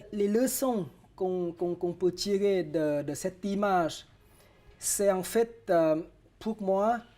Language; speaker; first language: French; non-native, fluent; Vietnamese